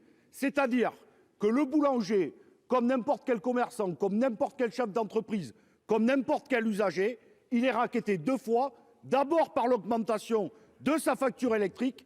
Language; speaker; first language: French; native; French